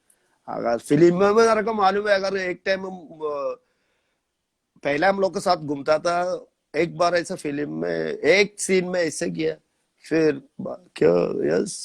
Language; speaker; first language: Hindi; non-native, local second language; Malayalam